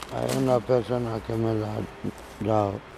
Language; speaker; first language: Spanish; non-native, learner; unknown